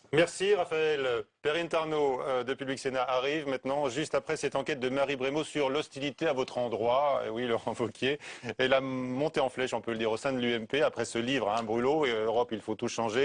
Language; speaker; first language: French; native; French